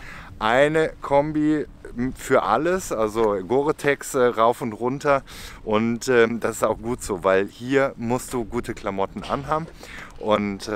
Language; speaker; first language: German; native; German